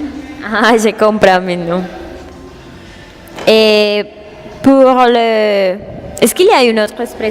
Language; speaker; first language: French; non-native, learner; Spanish